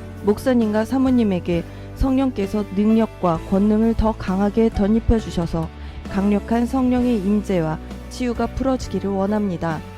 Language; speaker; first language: Korean; native; Korean